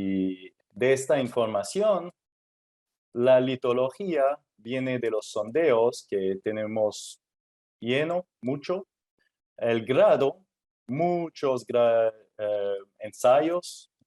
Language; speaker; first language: Spanish; non-native, fluent; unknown